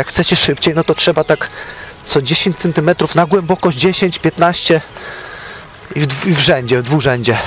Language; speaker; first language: Polish; native; Polish